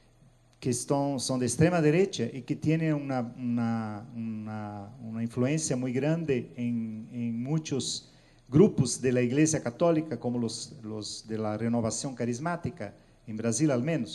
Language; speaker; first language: Spanish; non-native, fluent; Portuguese